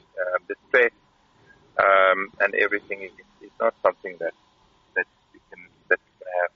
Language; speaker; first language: English; non-native, local second language; Afrikaans